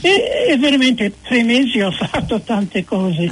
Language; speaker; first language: Italian; non-native, fluent; English